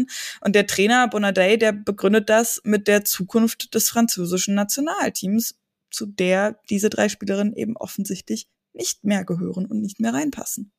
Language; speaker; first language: German; native; German